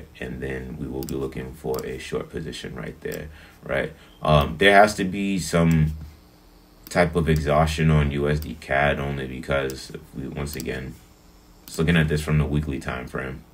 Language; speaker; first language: English; native; English